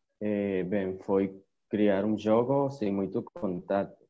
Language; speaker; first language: Portuguese; non-native, learner; Spanish